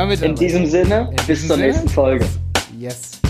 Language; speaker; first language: German; native; German